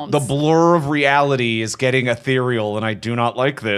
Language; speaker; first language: English; native; English